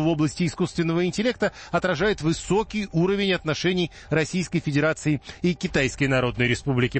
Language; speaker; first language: Russian; native; Russian